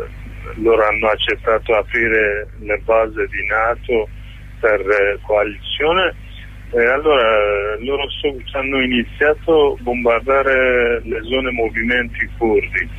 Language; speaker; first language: Italian; non-native, learner; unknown